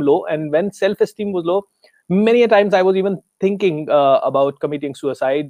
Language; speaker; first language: English; non-native, local second language; Hindi